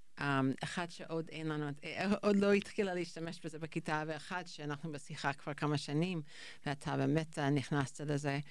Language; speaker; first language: Hebrew; non-native, fluent; English